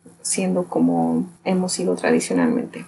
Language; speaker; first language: Spanish; early bilingual, heritage; Spanish